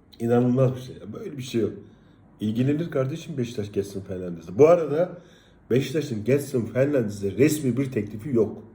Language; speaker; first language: Turkish; native; Turkish